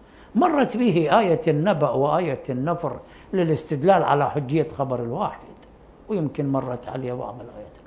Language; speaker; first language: Arabic; native; Arabic